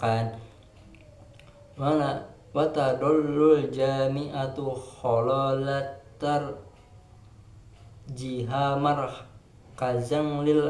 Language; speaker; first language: Arabic; non-native, learner; Indonesian